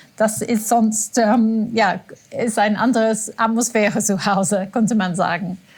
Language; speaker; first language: German; non-native, fluent; English